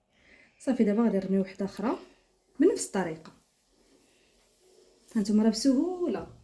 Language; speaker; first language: Arabic; native; Arabic